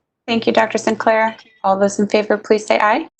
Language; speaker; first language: English; native; English